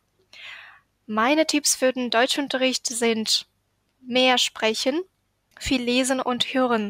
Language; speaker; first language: German; non-native, fluent; Ukrainian